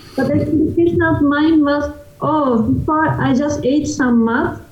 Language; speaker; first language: English; non-native, fluent; Turkish